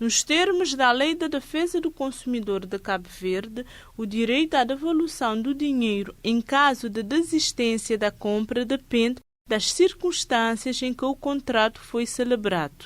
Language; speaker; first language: Portuguese; non-native, local second language; Kabuverdianu